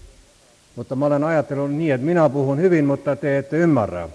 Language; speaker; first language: Finnish; non-native, learner; Estonian